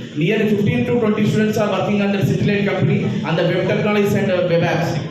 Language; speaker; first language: English; non-native, local second language; Telugu